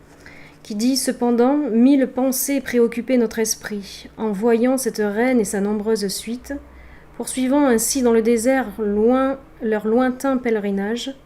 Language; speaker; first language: French; native; French